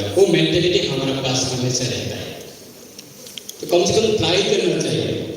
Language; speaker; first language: Hindi; non-native, local second language; Kok Borok